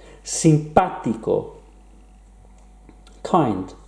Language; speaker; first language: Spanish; non-native, fluent; English